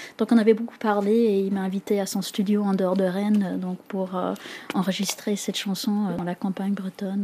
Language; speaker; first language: French; non-native, fluent; English